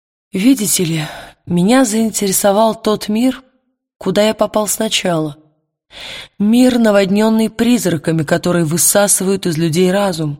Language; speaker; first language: Russian; native; Russian